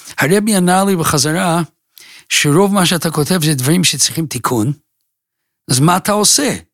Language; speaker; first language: Hebrew; non-native, fluent; English